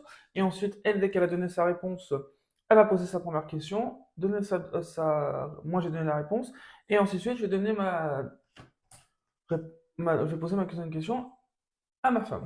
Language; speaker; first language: French; native; French